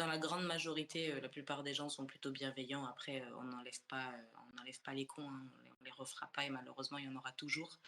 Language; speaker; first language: French; non-native, local second language; Comorian